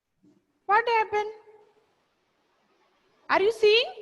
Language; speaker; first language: English; non-native, fluent; Malayalam